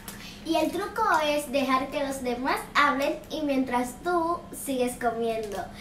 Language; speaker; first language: Spanish; early bilingual, other home language; Haitian Creole